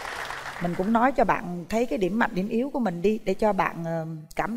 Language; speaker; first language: Vietnamese; native; Vietnamese